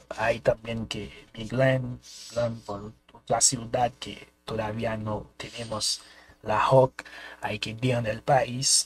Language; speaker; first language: Spanish; non-native, fluent; Haitian Creole